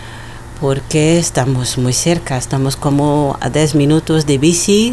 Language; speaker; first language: Spanish; non-native, learner; Portuguese